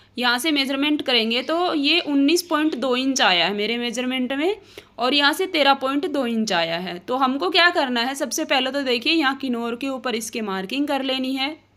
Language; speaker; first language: Hindi; native; Hindi